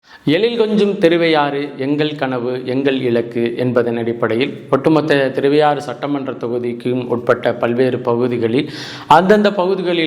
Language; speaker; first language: Tamil; native; Tamil